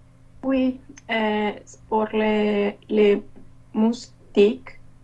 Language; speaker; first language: French; non-native, learner; Spanish